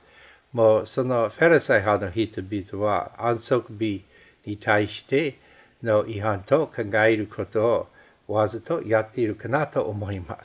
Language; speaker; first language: Japanese; non-native, fluent; English